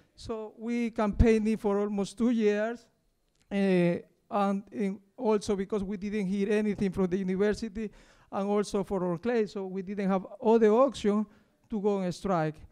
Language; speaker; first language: English; non-native, fluent; Spanish